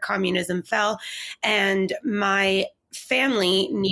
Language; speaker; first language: English; native; English